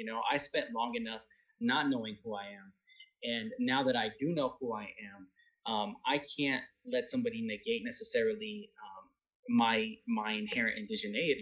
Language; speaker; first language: English; native; English